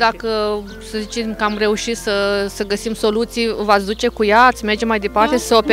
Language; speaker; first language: Romanian; native; Romanian